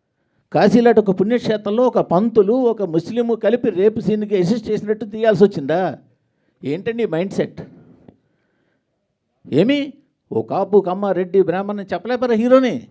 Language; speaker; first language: Telugu; native; Telugu